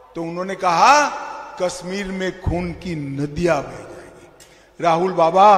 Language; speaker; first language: Hindi; non-native, local second language; Gujarati